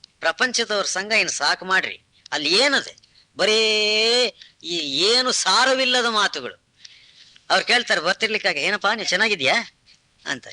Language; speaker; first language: Kannada; non-native, local second language; Telugu